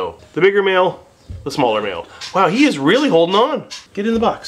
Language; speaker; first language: English; native; English